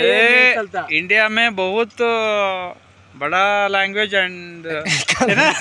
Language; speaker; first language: Hindi; non-native, learner; Kannada